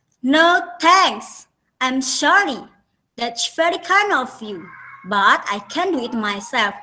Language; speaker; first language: English; non-native, fluent; Indonesian